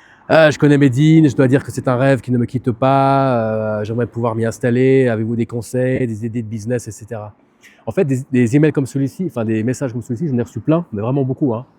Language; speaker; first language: French; native; French